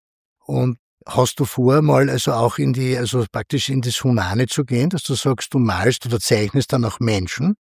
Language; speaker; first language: German; native; German